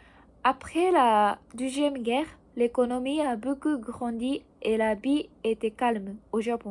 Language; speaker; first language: French; non-native, learner; Japanese